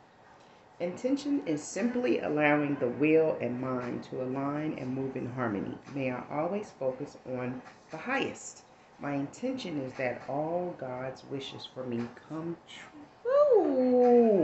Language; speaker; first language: English; native; English